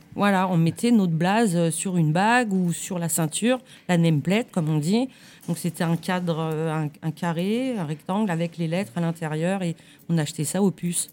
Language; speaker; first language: French; native; French